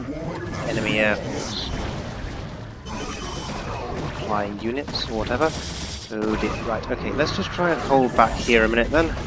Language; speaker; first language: English; native; English